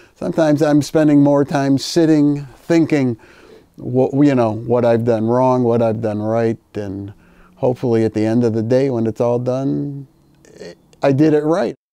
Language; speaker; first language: English; native; English